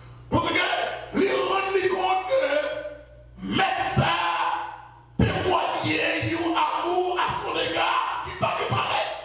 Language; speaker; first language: French; non-native, local second language; Haitian Creole